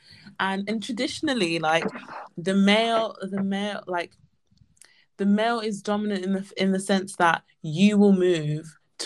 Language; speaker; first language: English; native; English